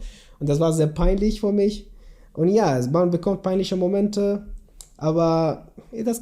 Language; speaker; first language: German; non-native, learner; Kurdish